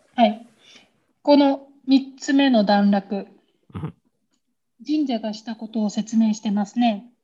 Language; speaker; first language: Japanese; native; Japanese